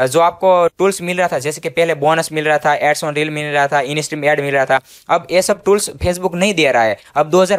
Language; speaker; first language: Hindi; non-native, local second language; Gujarati